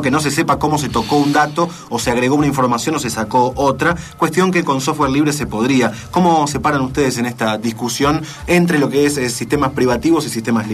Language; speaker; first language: Spanish; native; Spanish